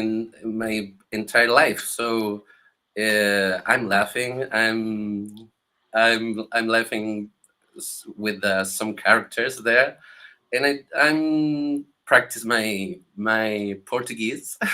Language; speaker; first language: English; non-native, learner; Spanish